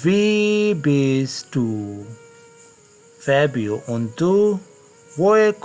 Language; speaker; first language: German; non-native, learner; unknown